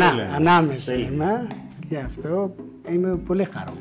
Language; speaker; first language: Greek; non-native, learner; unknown